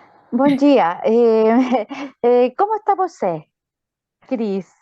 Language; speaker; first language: Portuguese; non-native, learner; Spanish